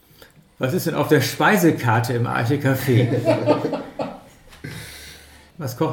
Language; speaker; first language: German; native; German